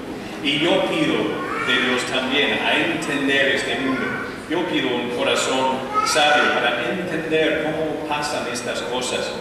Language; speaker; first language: Spanish; non-native, fluent; English